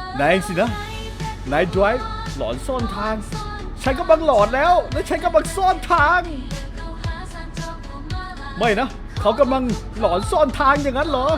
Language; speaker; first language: Thai; native; Thai